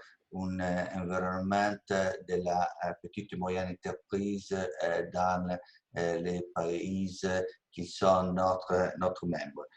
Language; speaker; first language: French; non-native, learner; Italian